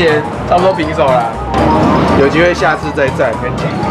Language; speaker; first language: Chinese; native; Chinese